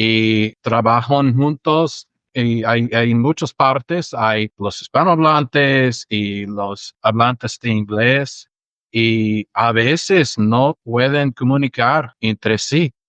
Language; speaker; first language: Spanish; non-native, fluent; English